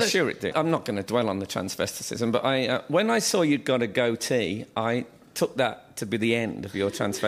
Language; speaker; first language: English; native; English